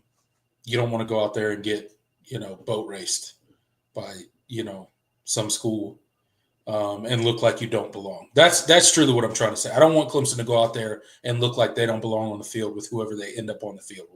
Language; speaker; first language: English; native; English